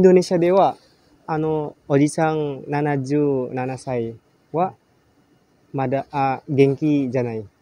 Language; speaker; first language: Japanese; non-native, learner; Indonesian